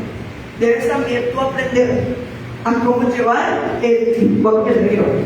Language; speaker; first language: Spanish; native; Spanish